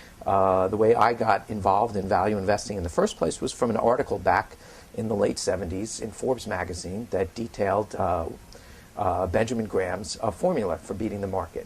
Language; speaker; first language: English; native; English